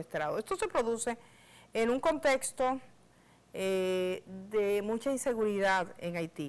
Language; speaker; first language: Spanish; native; Spanish